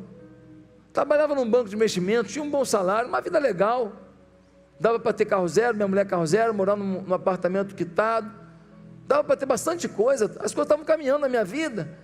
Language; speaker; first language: Portuguese; native; Portuguese